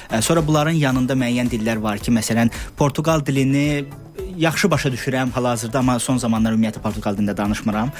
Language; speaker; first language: Azerbaijani; early bilingual, heritage; Azerbaijani